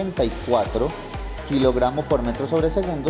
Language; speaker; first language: Spanish; native; Spanish